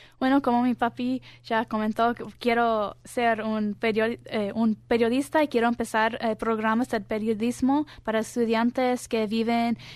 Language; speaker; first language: Spanish; early bilingual, heritage; Spanish